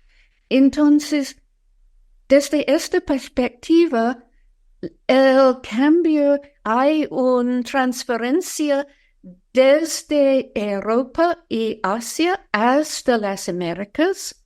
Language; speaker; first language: Spanish; non-native, fluent; English